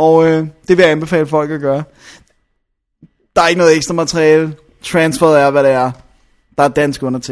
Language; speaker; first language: Danish; native; Danish